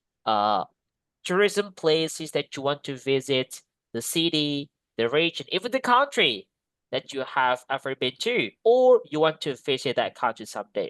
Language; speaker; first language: English; non-native, fluent; Indonesian